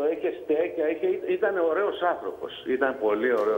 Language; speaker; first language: Greek; native; Greek